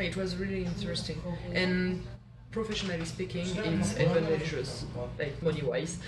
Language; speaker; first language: English; non-native, fluent; French